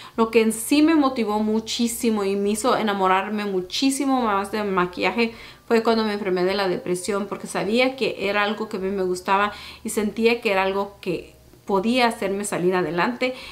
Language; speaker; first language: Spanish; early bilingual, heritage; Spanish